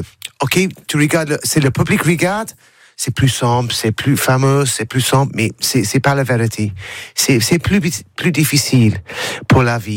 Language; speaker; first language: French; non-native, learner; English